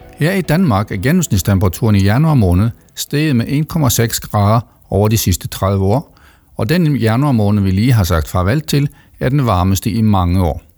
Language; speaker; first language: Danish; non-native, local second language; Faroese